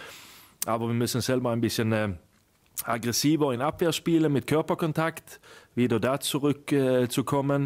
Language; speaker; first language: German; non-native, fluent; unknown